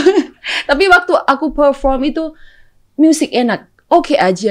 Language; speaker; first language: Indonesian; non-native, fluent; Thai